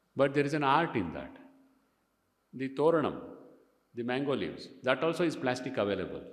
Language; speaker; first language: English; non-native, local second language; Kannada